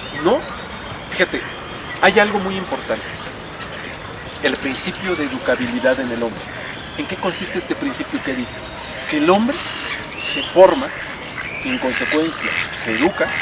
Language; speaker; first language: Spanish; native; Spanish